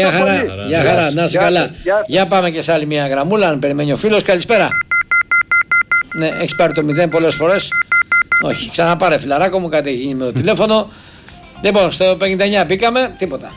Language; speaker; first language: Greek; native; Greek